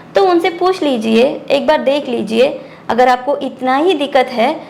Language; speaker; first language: Hindi; non-native, local second language; Tamil